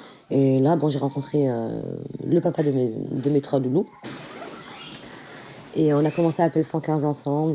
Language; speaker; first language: French; native; French